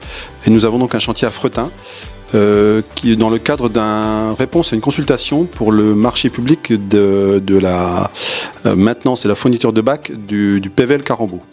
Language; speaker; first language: French; native; French